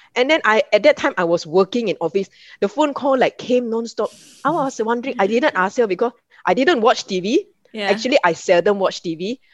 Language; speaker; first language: English; non-native, local second language; Min Nan Chinese